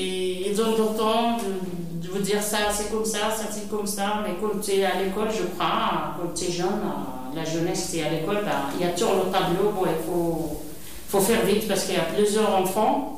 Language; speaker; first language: French; non-native, learner; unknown